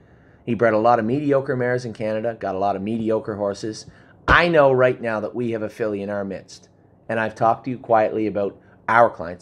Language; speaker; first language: English; native; English